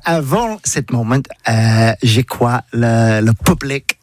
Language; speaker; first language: French; non-native, learner; English